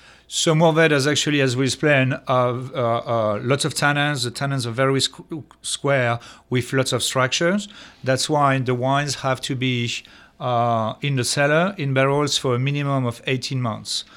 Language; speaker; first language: English; non-native, fluent; French